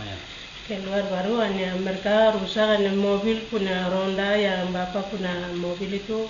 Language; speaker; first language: Indonesian; non-native, local second language; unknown